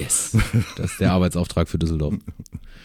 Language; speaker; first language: German; native; German